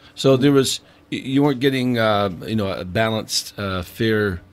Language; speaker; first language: English; native; English